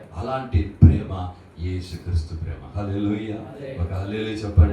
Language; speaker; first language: Telugu; native; Telugu